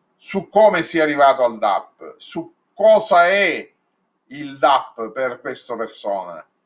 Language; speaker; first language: Italian; native; Italian